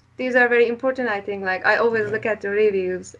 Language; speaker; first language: English; non-native, fluent; Turkish